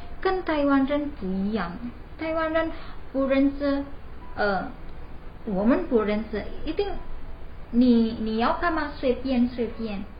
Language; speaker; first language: Chinese; non-native, learner; Indonesian